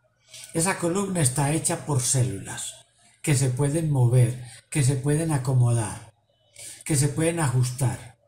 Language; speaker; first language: Spanish; native; Spanish